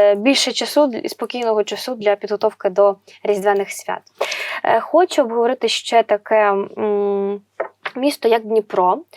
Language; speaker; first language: Ukrainian; native; Ukrainian